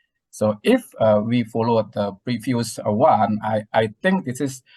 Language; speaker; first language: English; non-native, learner; Indonesian